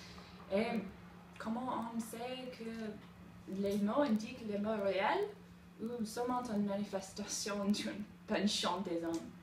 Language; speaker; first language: French; non-native, learner; English